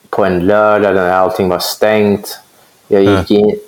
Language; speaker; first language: Swedish; non-native, fluent; English